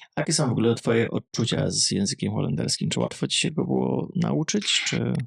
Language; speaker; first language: Polish; native; Polish